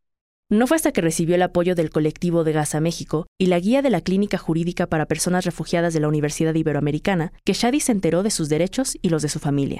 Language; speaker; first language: Spanish; native; Spanish